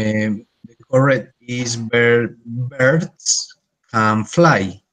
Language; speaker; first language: English; non-native, learner; Spanish